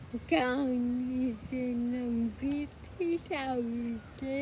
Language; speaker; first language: French; non-native, learner; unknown